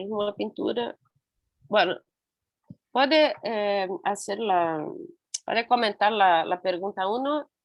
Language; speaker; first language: Portuguese; non-native, learner; Spanish